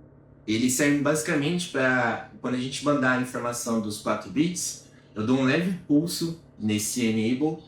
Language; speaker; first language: Portuguese; native; Portuguese